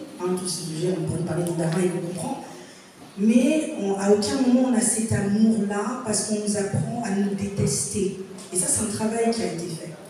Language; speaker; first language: French; native; French